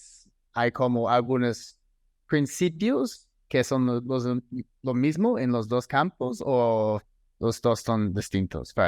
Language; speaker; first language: Spanish; non-native, fluent; English